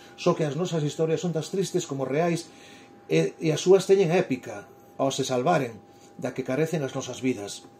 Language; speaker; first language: Galician; native; Galician